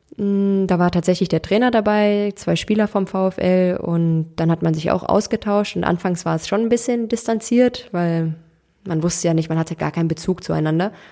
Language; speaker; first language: German; early bilingual, other home language; Turkish